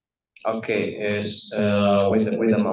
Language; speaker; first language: English; non-native, learner; Spanish